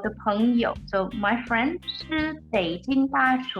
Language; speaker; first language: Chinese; non-native, learner; English